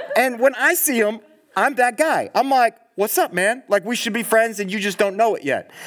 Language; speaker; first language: English; native; English